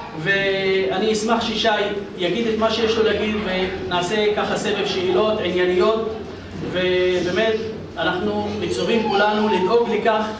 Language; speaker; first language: Hebrew; non-native, local second language; Arabic